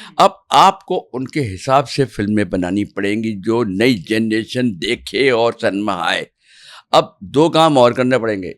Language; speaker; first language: Urdu; native; Urdu